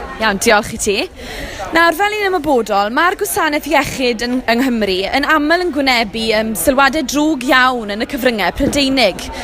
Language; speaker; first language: Welsh; native; Welsh